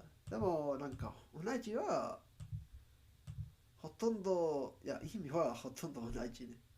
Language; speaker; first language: Japanese; non-native, learner; Spanish